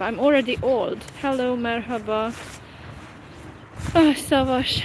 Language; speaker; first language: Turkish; non-native, fluent; Hungarian